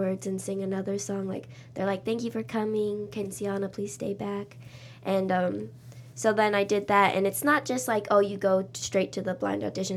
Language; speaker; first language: English; native; English